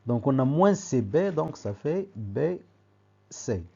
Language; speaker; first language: French; non-native, local second language; Arabic